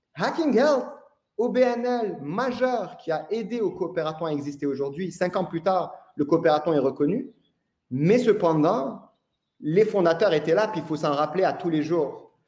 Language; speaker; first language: French; non-native, local second language; Arabic